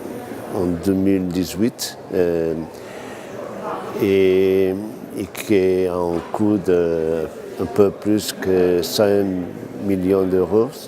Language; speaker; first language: French; non-native, fluent; Portuguese